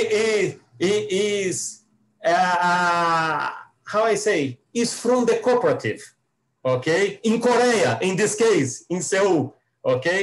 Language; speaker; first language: English; non-native, learner; Portuguese